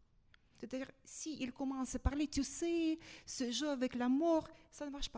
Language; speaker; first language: French; non-native, fluent; Russian